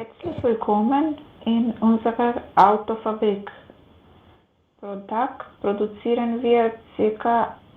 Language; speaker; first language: German; non-native, learner; Macedonian